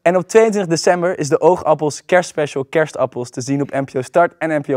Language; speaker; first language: Dutch; native; Dutch